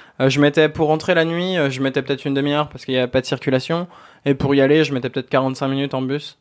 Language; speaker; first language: French; native; French